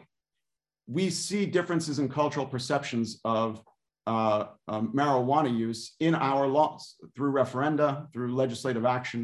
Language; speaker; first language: English; native; English